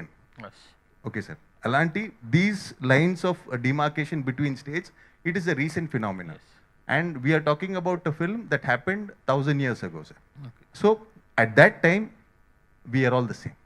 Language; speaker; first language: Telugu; non-native, learner; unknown